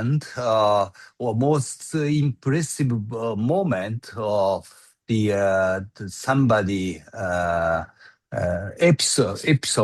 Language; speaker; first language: English; non-native, learner; Japanese